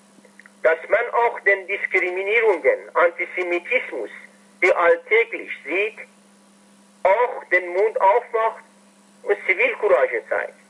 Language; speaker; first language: German; non-native, fluent; Persian